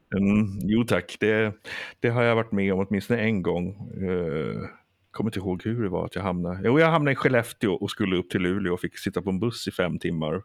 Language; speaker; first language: Swedish; early bilingual, heritage; Swedish